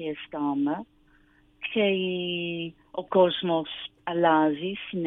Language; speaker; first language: Greek; non-native, learner; English